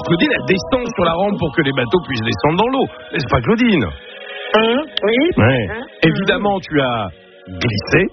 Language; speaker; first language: French; native; French